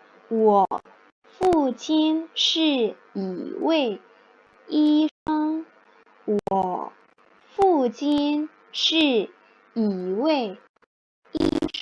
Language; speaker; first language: Chinese; non-native, fluent; Indonesian